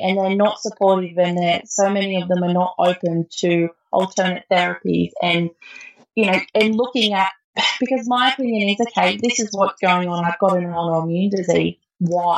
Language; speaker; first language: English; native; English